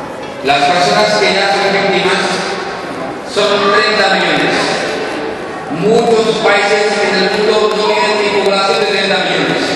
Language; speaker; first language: Spanish; non-native, learner; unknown